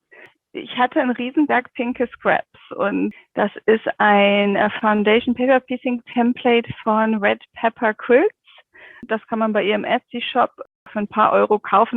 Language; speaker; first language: German; native; German